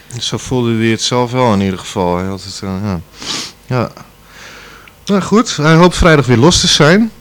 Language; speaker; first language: Dutch; native; Dutch